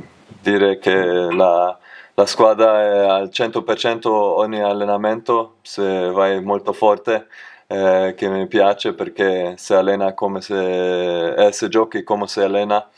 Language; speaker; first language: Italian; non-native, learner; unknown